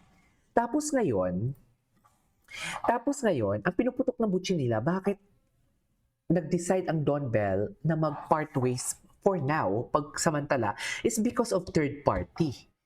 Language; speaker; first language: Filipino; native; Filipino